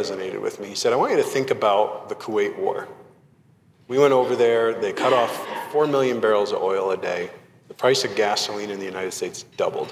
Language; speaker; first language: English; native; English